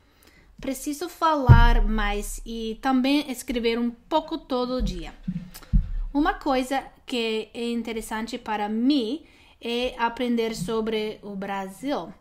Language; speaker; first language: Portuguese; non-native, learner; English